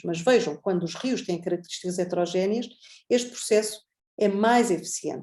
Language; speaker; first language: Portuguese; native; Portuguese